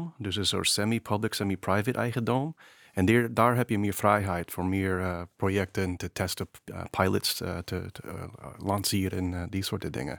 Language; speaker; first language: Dutch; non-native, fluent; English